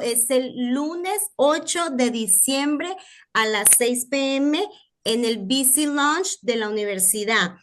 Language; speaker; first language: Spanish; native; Spanish